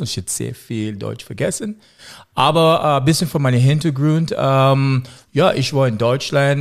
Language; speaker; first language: German; non-native, learner; English